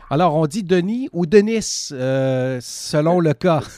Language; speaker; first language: French; native; French